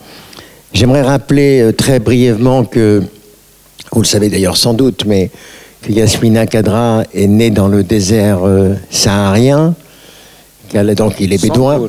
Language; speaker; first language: French; native; French